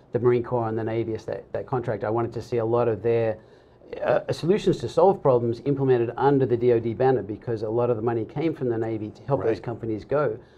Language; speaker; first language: English; native; English